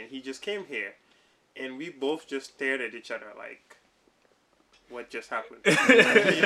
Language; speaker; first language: English; non-native, local second language; Wolof